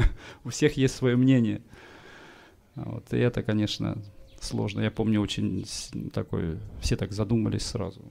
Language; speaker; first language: Russian; native; Russian